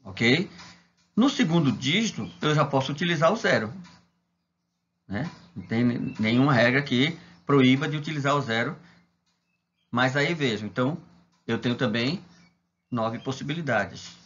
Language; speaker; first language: Portuguese; native; Portuguese